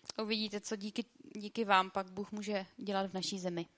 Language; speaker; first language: Czech; native; Czech